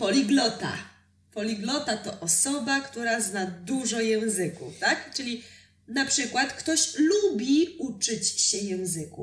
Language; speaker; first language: Polish; native; Polish